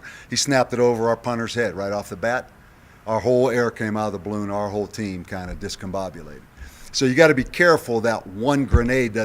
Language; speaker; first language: English; native; English